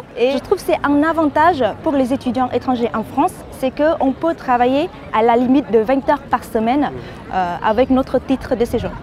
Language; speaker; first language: French; non-native, fluent; Vietnamese